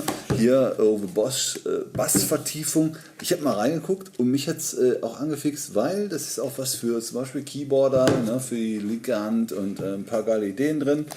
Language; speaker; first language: German; native; German